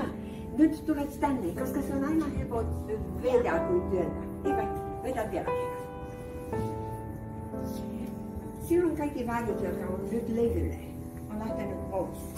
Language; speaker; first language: Finnish; non-native, fluent; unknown